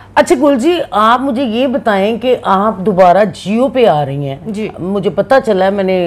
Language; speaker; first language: Urdu; non-native, local second language; Punjabi